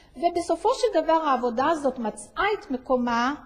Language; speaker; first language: Hebrew; native; Hebrew